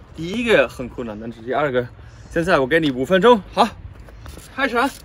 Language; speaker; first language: Chinese; non-native, fluent; German